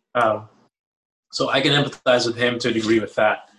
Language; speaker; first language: English; early bilingual, other home language; Spanish